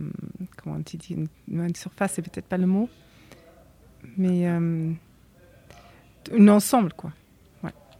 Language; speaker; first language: French; non-native, fluent; German